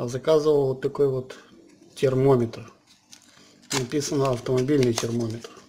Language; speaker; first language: Russian; native; Russian